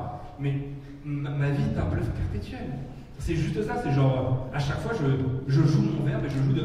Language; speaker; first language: French; native; French